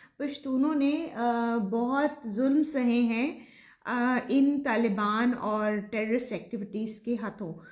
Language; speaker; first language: Urdu; native; Urdu